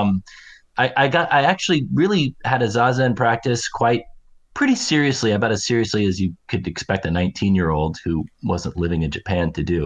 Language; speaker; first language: English; native; English